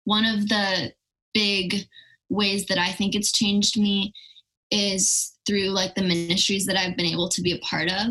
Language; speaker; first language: English; native; English